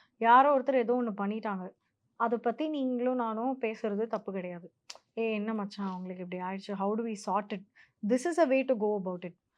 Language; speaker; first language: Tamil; native; Tamil